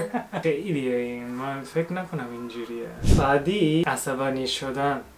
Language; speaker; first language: Persian; non-native, fluent; Japanese